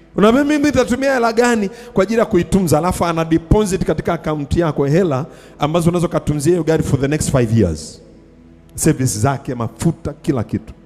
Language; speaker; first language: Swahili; native; Swahili